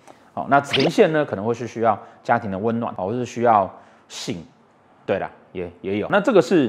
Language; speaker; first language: Chinese; native; Chinese